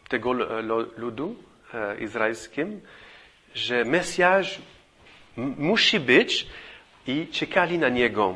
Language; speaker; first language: Polish; non-native, fluent; English